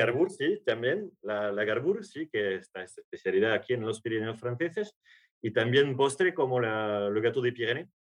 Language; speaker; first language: Spanish; non-native, learner; French